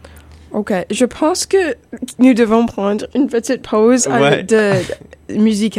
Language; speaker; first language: French; non-native, fluent; English